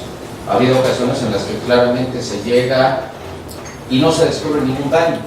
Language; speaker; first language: Spanish; native; Spanish